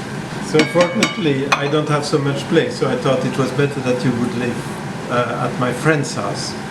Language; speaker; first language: English; non-native, fluent; Swedish